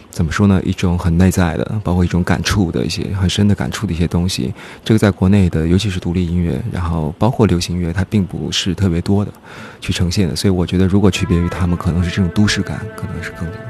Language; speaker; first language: Chinese; native; Chinese